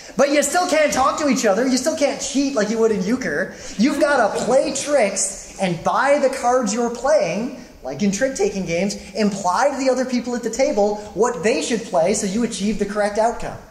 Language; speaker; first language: English; native; English